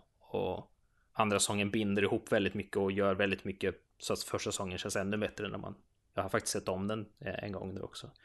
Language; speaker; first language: Swedish; native; Swedish